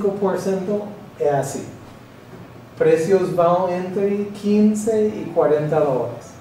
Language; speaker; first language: Portuguese; non-native, fluent; English